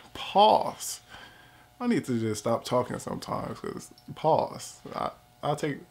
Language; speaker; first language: English; native; English